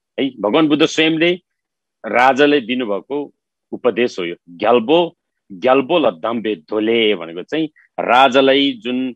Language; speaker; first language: Nepali; non-native, local second language; Eastern Tamang